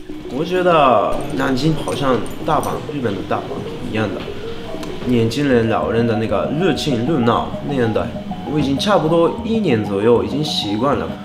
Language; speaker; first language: Chinese; non-native, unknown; Japanese